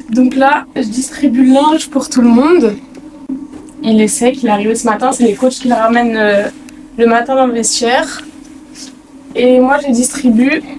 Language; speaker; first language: French; native; French